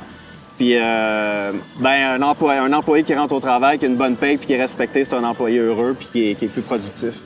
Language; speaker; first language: French; native; French